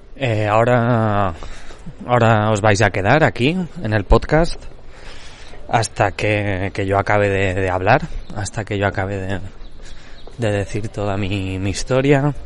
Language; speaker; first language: Spanish; non-native, local second language; Catalan